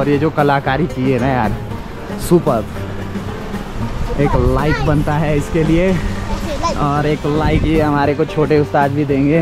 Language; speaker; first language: Hindi; non-native, local second language; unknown